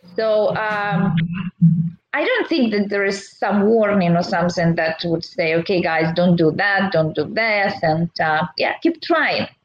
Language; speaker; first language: English; non-native, fluent; Russian